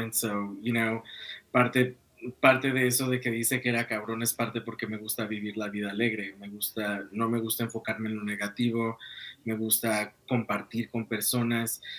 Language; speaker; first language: Spanish; early bilingual, other home language; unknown